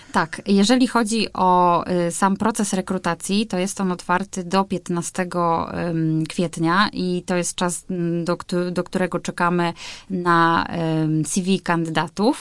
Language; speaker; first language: Polish; native; Polish